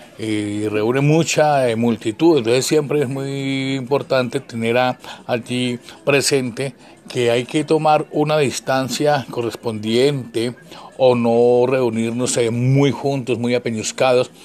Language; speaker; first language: Spanish; native; Spanish